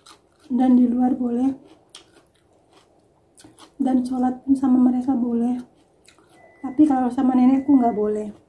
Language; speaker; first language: Indonesian; non-native, local second language; Javanese